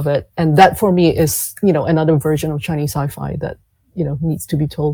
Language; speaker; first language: English; non-native, local second language; Cantonese